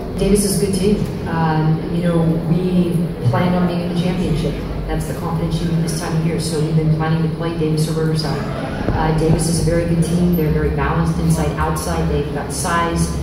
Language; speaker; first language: English; native; English